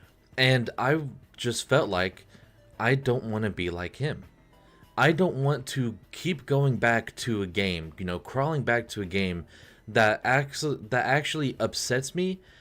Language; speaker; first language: English; native; English